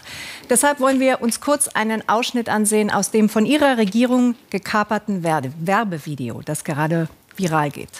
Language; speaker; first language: German; native; German